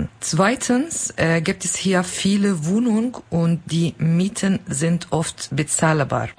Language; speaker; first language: German; non-native, learner; Kurdish